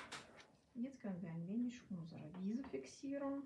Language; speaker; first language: German; non-native, fluent; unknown